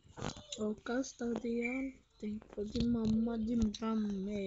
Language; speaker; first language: Swedish; early bilingual, other home language; French